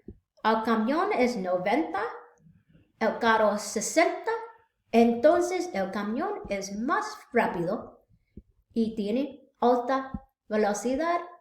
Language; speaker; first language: Spanish; non-native, learner; English